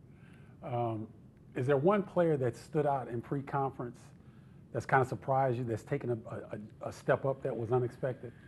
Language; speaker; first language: English; native; English